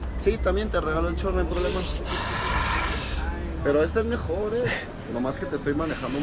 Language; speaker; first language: Spanish; native; Spanish